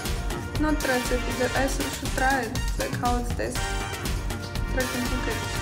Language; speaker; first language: English; non-native, fluent; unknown